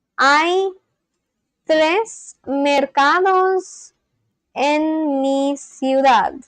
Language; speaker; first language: Spanish; non-native, learner; English